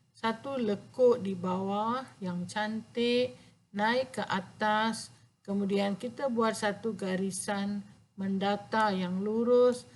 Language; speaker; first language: Malay; non-native, local second language; Tamil